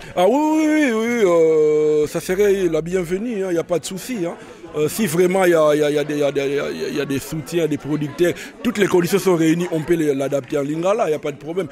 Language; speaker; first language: French; non-native, local second language; Lingala